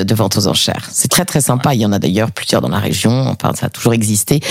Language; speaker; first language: French; native; French